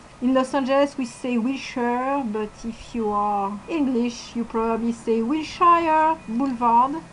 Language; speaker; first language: English; non-native, fluent; French